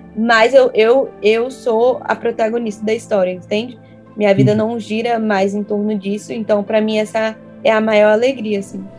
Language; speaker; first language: Portuguese; native; Portuguese